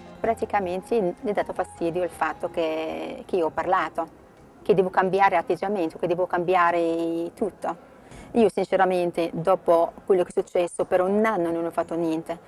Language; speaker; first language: Italian; non-native, fluent; Arabic